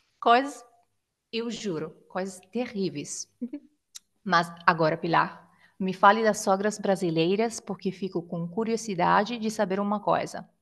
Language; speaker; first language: Portuguese; non-native, fluent; Italian